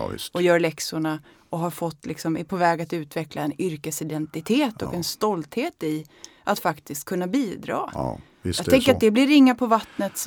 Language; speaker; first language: Swedish; native; Swedish